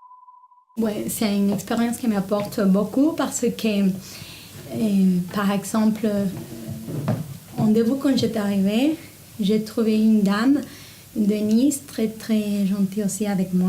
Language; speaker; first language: French; non-native, learner; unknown